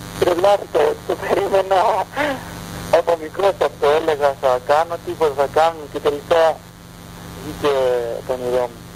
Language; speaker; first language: Greek; early bilingual, other home language; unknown